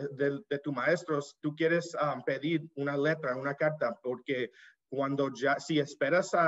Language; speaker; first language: Spanish; early bilingual, heritage; Spanish